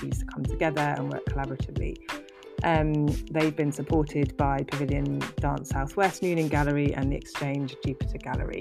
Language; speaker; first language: English; native; English